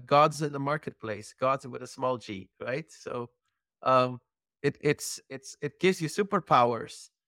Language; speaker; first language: English; non-native, fluent; Dutch